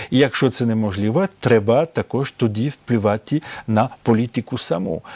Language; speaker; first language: Ukrainian; non-native, fluent; French